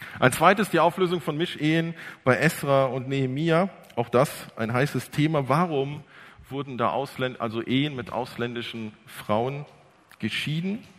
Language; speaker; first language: German; early bilingual, other home language; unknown